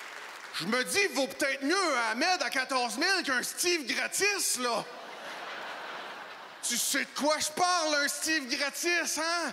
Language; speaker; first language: French; native; French